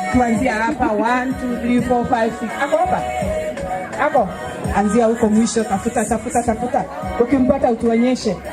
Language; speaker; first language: Swahili; non-native, local second language; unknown